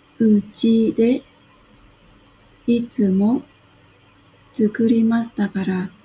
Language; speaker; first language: Japanese; non-native, learner; Vietnamese